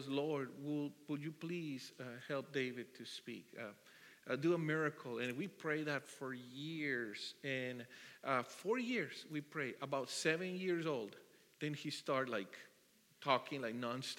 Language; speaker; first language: English; non-native, fluent; Spanish